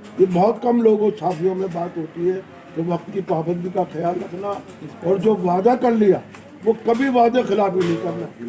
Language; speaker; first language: Urdu; native; Urdu